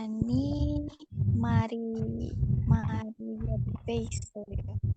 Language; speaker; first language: Korean; non-native, learner; Indonesian